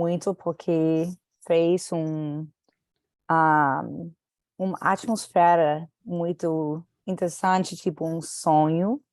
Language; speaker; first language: Portuguese; non-native, fluent; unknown